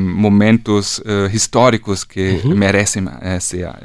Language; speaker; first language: Portuguese; non-native, fluent; German